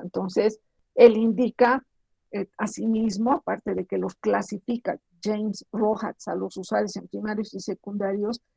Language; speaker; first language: Spanish; native; Spanish